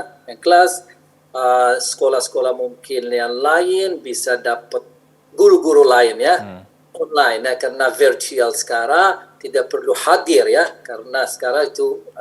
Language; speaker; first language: Indonesian; non-native, fluent; Arabic